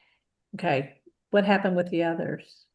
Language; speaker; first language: English; native; English